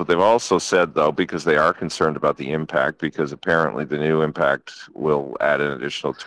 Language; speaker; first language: English; native; English